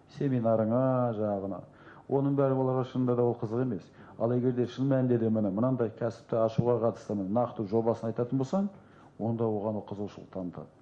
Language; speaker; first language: Kazakh; native; Kazakh